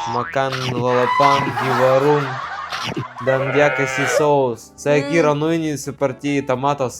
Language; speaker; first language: Indonesian; non-native, learner; Russian